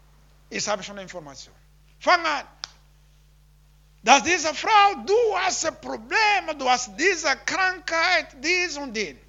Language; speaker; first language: German; non-native, learner; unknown